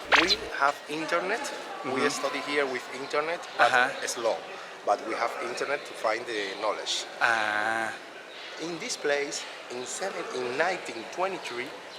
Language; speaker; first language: English; non-native, learner; Spanish